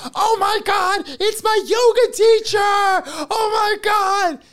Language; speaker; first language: English; early bilingual, other home language; Russian